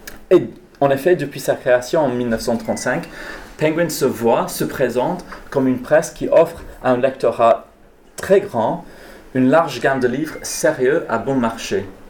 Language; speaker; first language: French; non-native, fluent; English